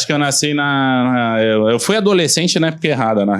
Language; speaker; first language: Portuguese; native; Portuguese